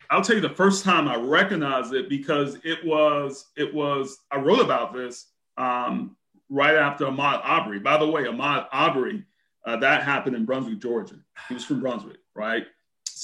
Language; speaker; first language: English; native; English